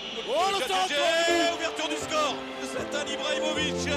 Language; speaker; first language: French; native; French